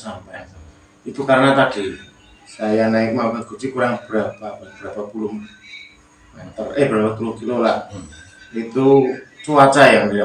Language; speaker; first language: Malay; non-native, local second language; Javanese